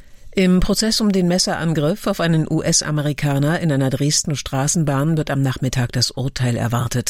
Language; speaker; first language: German; native; German